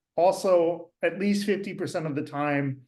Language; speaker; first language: English; native; English